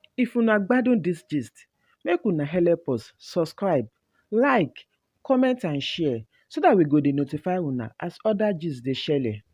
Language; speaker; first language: Nigerian Pidgin; native; Nigerian Pidgin